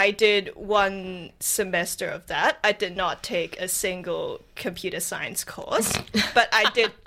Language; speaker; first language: English; non-native, local second language; Cantonese